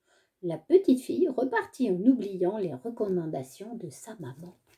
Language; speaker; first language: French; native; French